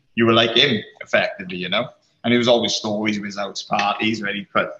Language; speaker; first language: English; native; English